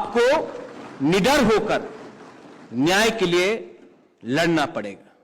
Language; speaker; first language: Hindi; non-native, local second language; Kok Borok